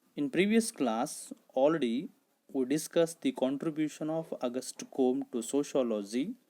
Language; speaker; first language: English; non-native, local second language; Kannada